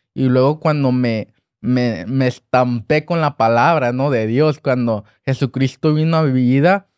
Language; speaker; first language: Spanish; early bilingual, heritage; Spanish